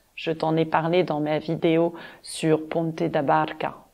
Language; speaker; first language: French; native; French